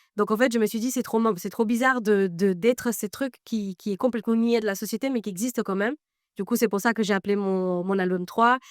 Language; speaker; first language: French; non-native, fluent; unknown